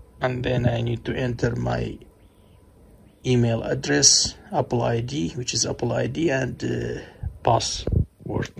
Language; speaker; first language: English; non-native, fluent; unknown